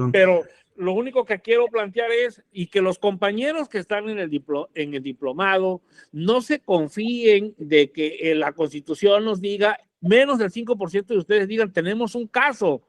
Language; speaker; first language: Spanish; native; Spanish